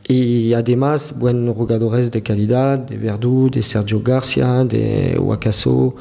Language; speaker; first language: Spanish; non-native, fluent; French